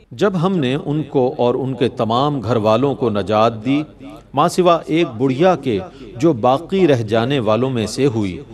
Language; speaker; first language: Urdu; native; Urdu